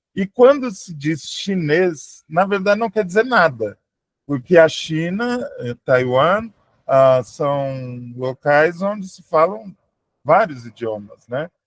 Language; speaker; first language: Portuguese; native; Portuguese